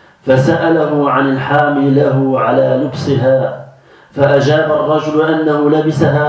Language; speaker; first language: Arabic; non-native, fluent; French